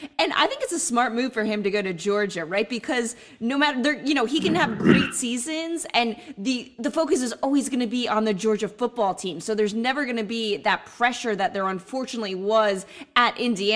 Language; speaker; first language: English; native; English